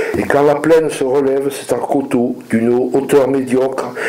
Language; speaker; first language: French; native; French